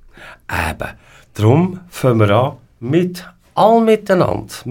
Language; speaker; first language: German; native; German